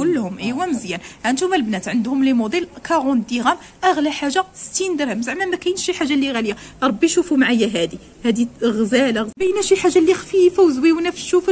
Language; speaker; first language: Arabic; native; Arabic